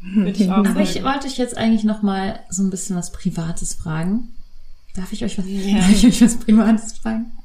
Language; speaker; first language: German; native; German